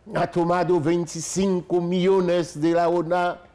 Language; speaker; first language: Spanish; non-native, fluent; Haitian Creole